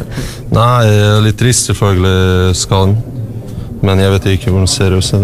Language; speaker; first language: Norwegian; non-native, learner; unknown